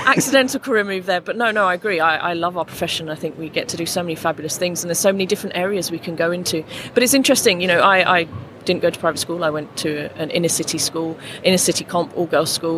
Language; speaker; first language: English; native; English